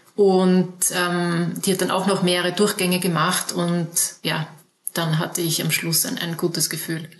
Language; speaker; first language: German; native; German